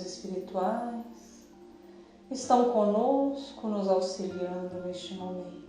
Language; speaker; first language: Portuguese; native; Portuguese